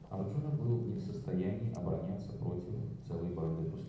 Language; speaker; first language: Russian; native; Russian